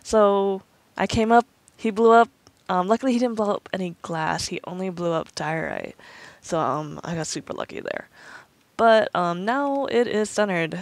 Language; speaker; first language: English; native; English